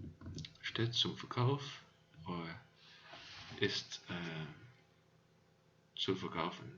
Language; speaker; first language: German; non-native, learner; Dutch